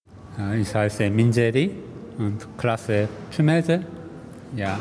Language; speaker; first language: German; non-native, learner; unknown